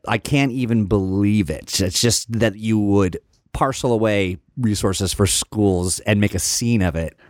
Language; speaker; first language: English; native; English